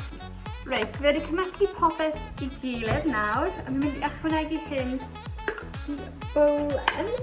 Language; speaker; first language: Welsh; non-native, local second language; English